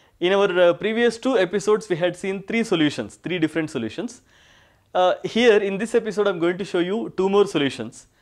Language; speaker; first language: English; non-native, local second language; Kannada